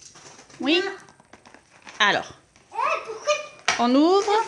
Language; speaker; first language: French; native; French